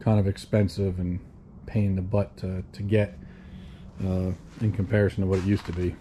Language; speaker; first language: English; native; English